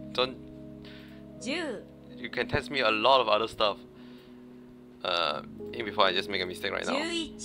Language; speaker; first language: English; non-native, learner; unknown